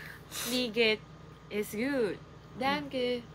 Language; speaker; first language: German; non-native, learner; Filipino